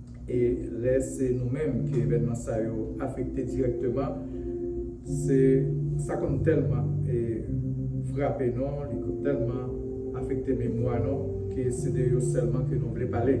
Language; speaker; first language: French; non-native, local second language; Haitian Creole